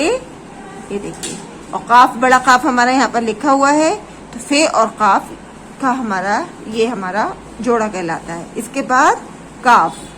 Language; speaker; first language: Hindi; native; Hindi